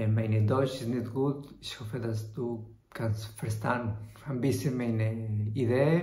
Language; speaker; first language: German; non-native, learner; Spanish